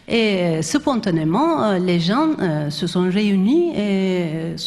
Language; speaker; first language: French; non-native, fluent; Turkish